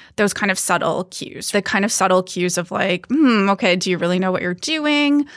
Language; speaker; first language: English; early bilingual, other home language; Hindi